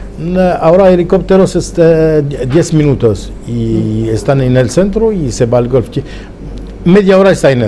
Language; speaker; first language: Spanish; non-native, fluent; Arabic